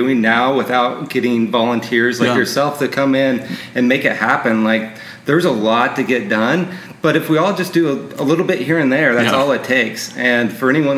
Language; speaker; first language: English; native; English